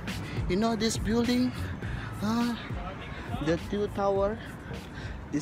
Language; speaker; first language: English; non-native, learner; Indonesian